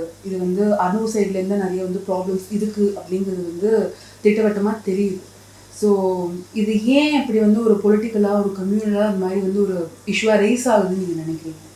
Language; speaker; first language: Tamil; native; Tamil